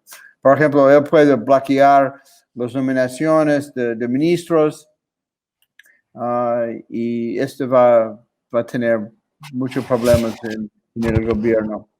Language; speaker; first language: Spanish; non-native, fluent; English